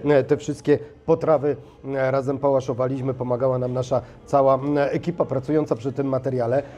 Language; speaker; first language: Polish; native; Polish